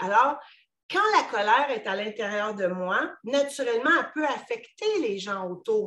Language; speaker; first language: French; native; French